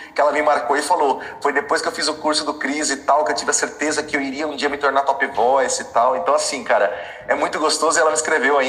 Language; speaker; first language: Portuguese; native; Portuguese